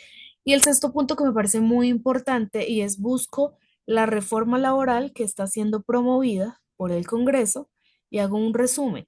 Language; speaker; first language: Spanish; native; Spanish